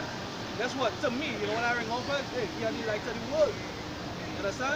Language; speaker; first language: English; native; English